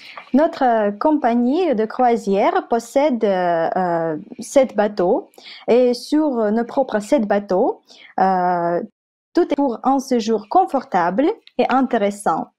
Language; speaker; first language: French; non-native, fluent; Russian